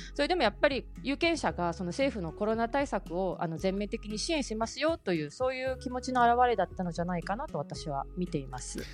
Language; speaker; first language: Japanese; native; Japanese